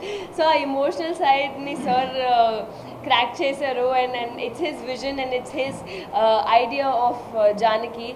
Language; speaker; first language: Telugu; non-native, local second language; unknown